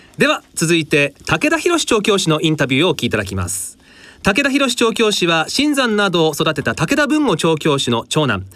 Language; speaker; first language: Japanese; native; Japanese